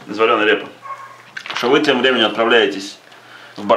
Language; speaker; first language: Russian; native; Russian